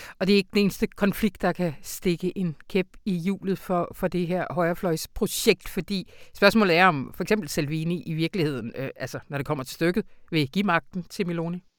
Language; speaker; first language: Danish; native; Danish